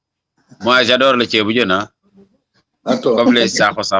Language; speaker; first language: French; non-native, local second language; Wolof